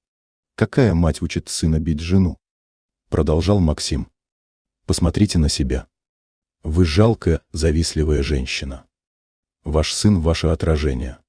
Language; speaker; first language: Russian; native; Russian